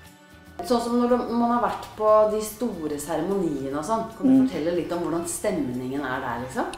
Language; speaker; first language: Norwegian; native; Norwegian